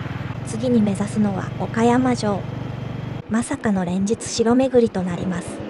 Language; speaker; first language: Japanese; native; Japanese